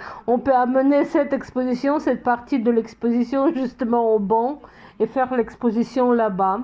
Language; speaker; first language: French; non-native, fluent; Russian